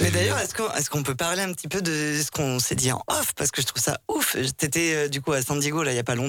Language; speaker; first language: French; native; French